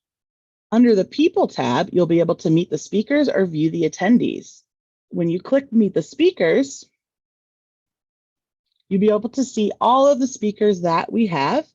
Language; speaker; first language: English; native; English